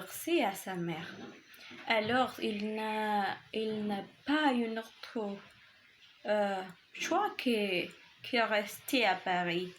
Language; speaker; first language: French; non-native, learner; Spanish